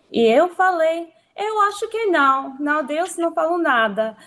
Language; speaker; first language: Portuguese; non-native, learner; English